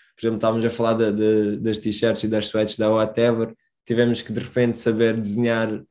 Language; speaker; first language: Portuguese; early bilingual, other home language; Romanian